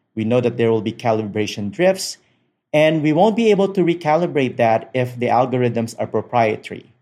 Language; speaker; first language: English; non-native, local second language; Filipino